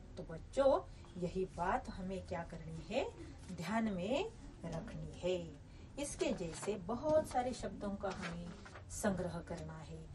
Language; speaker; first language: Hindi; non-native, local second language; Marathi